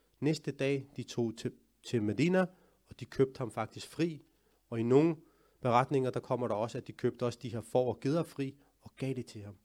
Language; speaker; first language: Danish; early bilingual, other home language; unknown